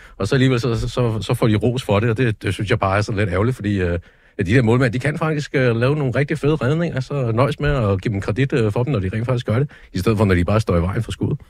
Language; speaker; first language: Danish; native; Danish